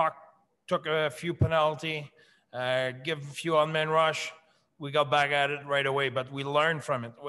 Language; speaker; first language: English; non-native, fluent; French